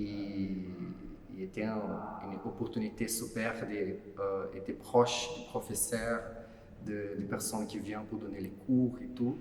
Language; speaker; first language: French; non-native, fluent; Portuguese